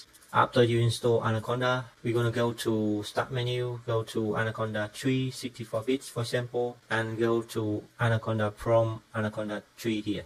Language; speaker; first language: English; non-native, fluent; Vietnamese